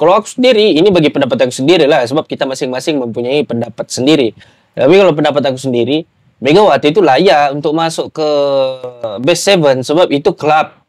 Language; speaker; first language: Malay; native; Malay